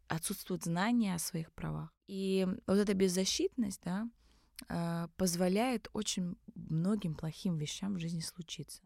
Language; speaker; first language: Russian; early bilingual, other home language; Tajik